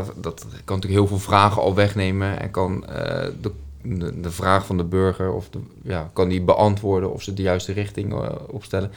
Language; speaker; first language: Dutch; native; Dutch